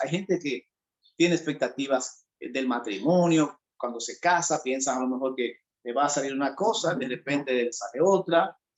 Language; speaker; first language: Spanish; native; Spanish